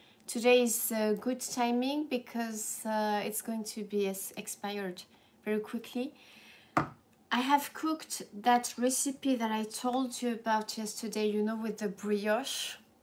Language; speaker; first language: English; non-native, fluent; French